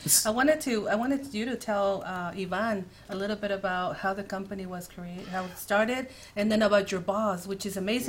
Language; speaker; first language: English; non-native, fluent; Spanish